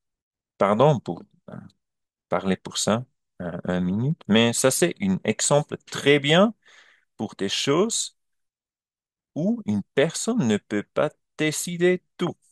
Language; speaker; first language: French; non-native, learner; German